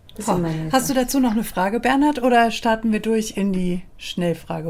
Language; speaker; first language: German; native; German